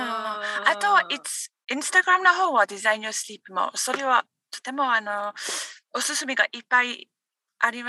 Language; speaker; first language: Japanese; non-native, learner; English